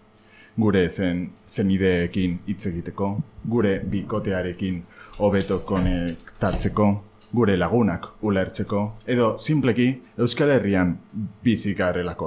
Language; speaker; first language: Basque; non-native, learner; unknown